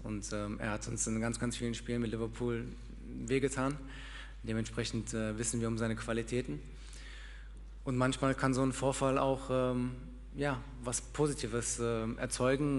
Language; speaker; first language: German; native; German